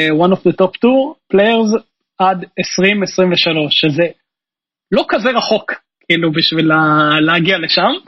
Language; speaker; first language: Hebrew; native; Hebrew